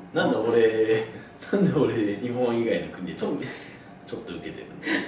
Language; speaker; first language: Japanese; native; Japanese